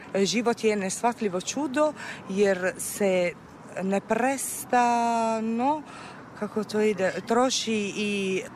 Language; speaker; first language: Serbian; non-native, fluent; Italian